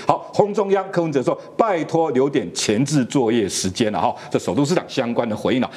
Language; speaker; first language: Chinese; native; Chinese